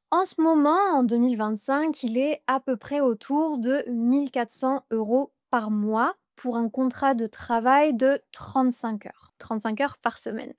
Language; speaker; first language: French; native; French